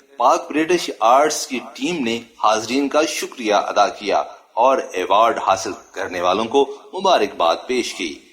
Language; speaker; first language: Urdu; non-native, local second language; Punjabi